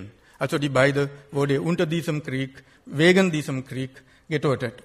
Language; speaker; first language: German; non-native, fluent; Sinhala